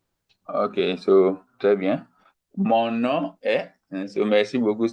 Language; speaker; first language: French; non-native, fluent; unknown